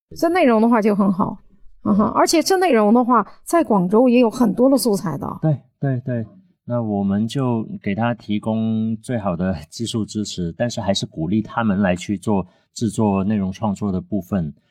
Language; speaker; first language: Chinese; non-native, local second language; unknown